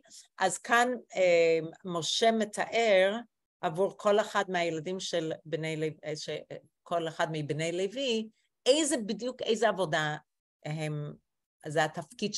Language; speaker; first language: Hebrew; non-native, fluent; English